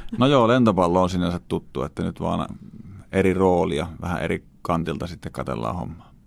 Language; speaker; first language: Finnish; native; Finnish